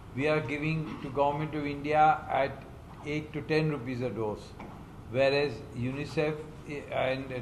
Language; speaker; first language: English; non-native, local second language; Marathi